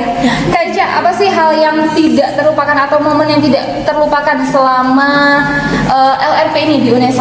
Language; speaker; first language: Indonesian; native; Indonesian